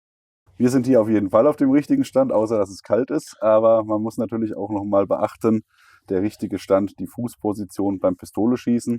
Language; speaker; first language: German; native; German